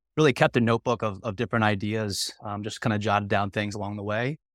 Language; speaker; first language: English; native; English